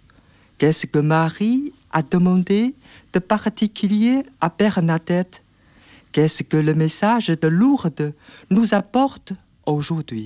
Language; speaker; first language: French; non-native, fluent; Chinese